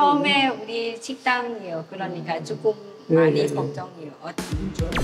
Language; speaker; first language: Korean; non-native, learner; Thai